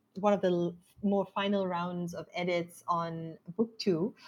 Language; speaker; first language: English; non-native, local second language; Sinhala